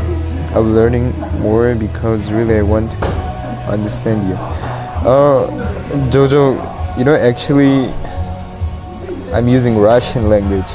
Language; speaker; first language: English; non-native, learner; Russian